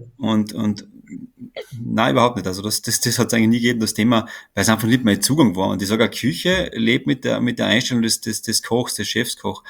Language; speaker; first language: German; native; German